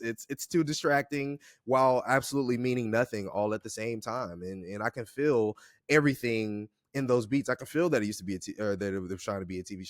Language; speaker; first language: English; native; English